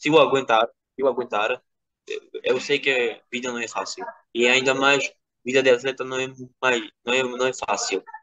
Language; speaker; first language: Portuguese; non-native, fluent; Georgian